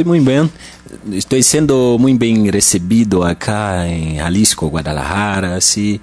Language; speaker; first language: Spanish; non-native, learner; Portuguese